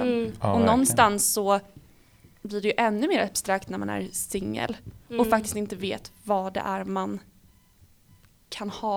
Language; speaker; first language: Swedish; native; Swedish